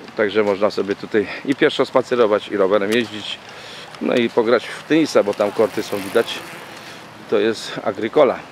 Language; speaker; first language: Polish; native; Polish